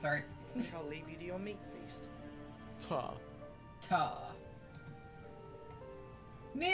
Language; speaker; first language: English; native; English